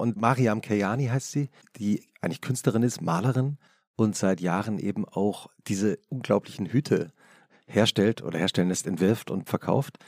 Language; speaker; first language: German; native; German